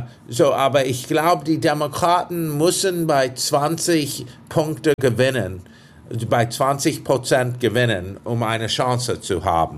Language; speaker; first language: German; non-native, fluent; English